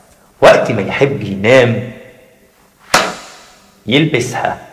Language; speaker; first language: Arabic; native; Arabic